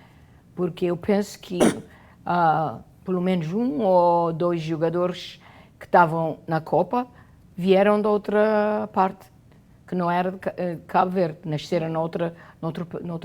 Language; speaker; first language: Portuguese; non-native, local second language; Kabuverdianu